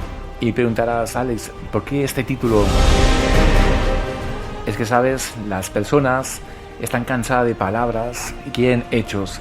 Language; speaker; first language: Spanish; native; Spanish